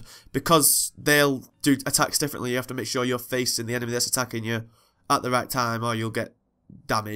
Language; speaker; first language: English; native; English